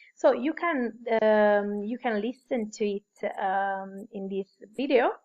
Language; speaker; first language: English; non-native, fluent; Italian